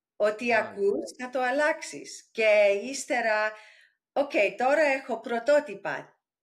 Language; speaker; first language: Greek; early bilingual, heritage; English